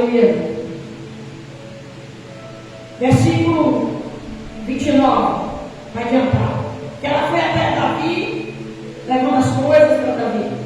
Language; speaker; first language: Portuguese; native; Portuguese